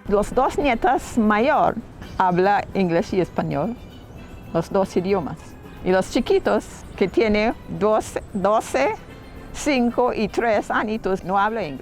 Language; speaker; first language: Spanish; non-native, learner; English